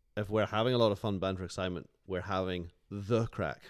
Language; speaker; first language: English; native; English